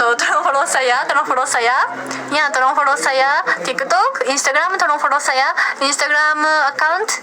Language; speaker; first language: Indonesian; non-native, learner; Japanese